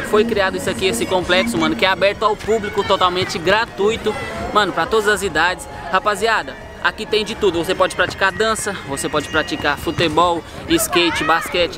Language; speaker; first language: Portuguese; native; Portuguese